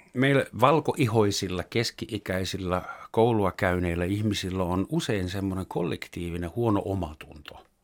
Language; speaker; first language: Finnish; non-native, fluent; German